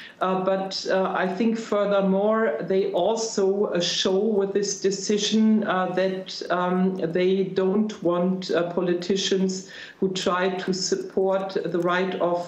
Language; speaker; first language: English; non-native, fluent; German